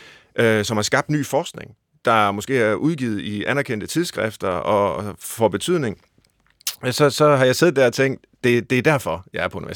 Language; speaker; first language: Danish; native; Danish